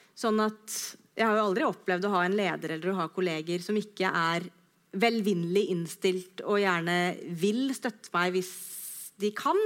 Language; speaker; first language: Norwegian; native; Norwegian